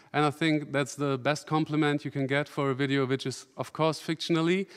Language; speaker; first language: English; non-native, fluent; German